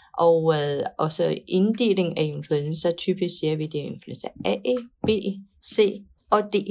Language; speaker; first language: Danish; non-native, fluent; Chinese